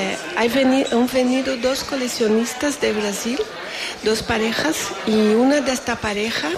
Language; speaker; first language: Spanish; non-native, fluent; Portuguese